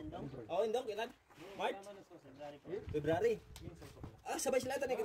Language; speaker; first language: Arabic; non-native, learner; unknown